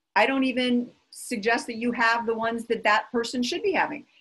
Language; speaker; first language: English; native; English